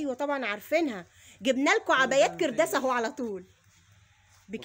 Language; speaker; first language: Arabic; native; Arabic